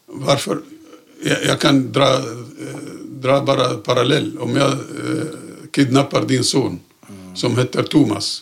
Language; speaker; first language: Swedish; non-native, fluent; Arabic